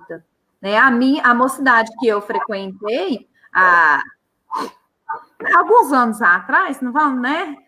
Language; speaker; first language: Portuguese; native; Portuguese